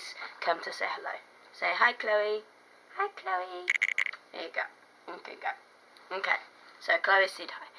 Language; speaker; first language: English; native; English